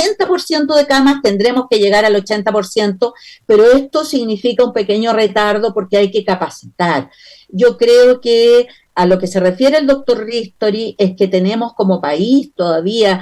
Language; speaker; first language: Spanish; native; Spanish